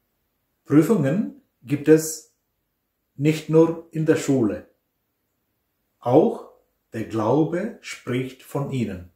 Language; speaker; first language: German; non-native, fluent; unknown